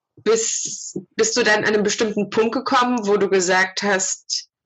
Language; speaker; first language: German; non-native, fluent; Russian